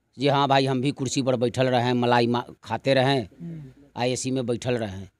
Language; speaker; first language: Hindi; native; Hindi